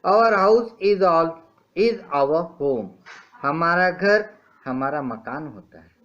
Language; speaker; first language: Hindi; non-native, local second language; Marathi